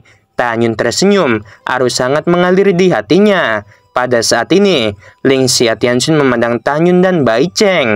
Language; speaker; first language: Indonesian; native; Indonesian